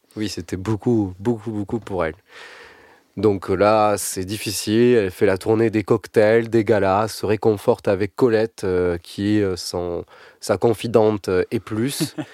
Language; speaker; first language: French; native; French